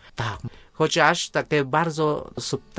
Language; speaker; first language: Polish; non-native, fluent; Vietnamese